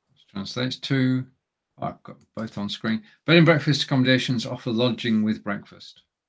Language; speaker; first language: English; native; English